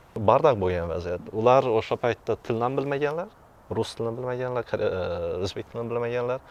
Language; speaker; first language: Uzbek; native; Uzbek